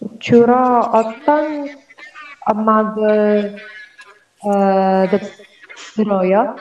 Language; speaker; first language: Korean; non-native, learner; Indonesian